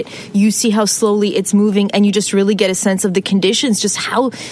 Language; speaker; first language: English; native; English